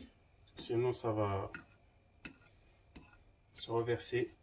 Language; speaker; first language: French; non-native, local second language; Arabic